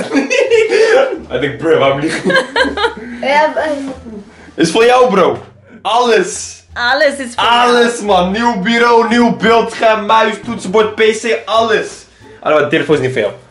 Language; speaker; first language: Dutch; native; Dutch